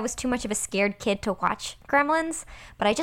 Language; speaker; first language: English; early bilingual, other home language; Persian